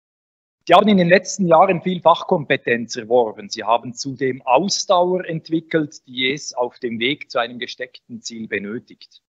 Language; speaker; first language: German; native; German